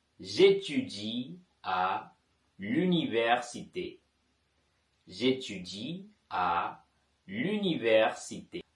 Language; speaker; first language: French; non-native, fluent; Tamil